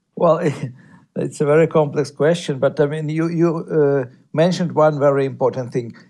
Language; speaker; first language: English; non-native, fluent; Russian